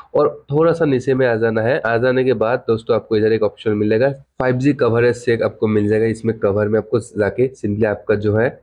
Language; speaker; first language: Hindi; non-native, local second language; Assamese